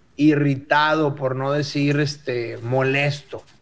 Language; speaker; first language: Spanish; native; Spanish